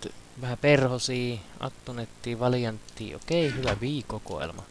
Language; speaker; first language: Finnish; native; Finnish